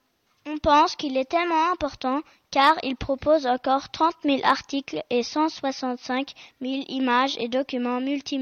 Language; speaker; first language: French; non-native, learner; German